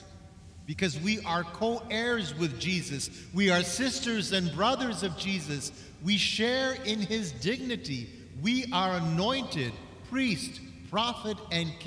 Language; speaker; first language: English; native; English